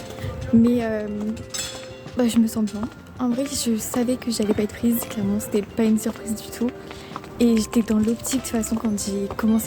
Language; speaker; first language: French; native; French